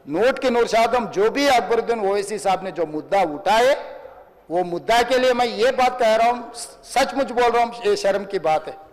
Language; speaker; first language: Hindi; non-native, local second language; Telugu